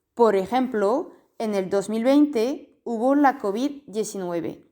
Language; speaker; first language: Spanish; non-native, fluent; French